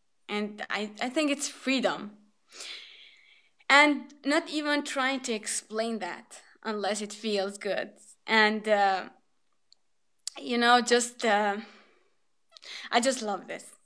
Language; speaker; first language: English; non-native, fluent; Albanian